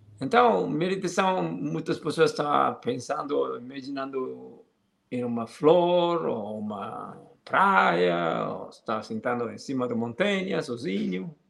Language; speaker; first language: Portuguese; non-native, fluent; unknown